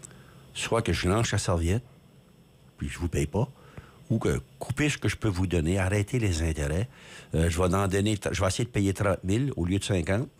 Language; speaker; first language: French; native; French